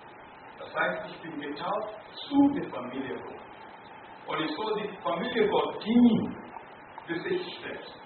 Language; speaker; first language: German; non-native, learner; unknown